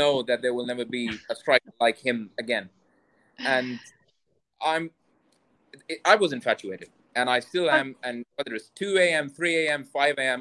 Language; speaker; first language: English; non-native, local second language; Urdu